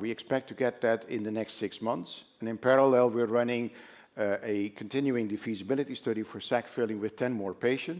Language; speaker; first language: English; non-native, fluent; Dutch